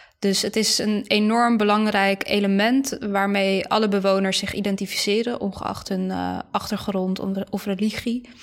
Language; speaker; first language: Dutch; early bilingual, other home language; Bosnian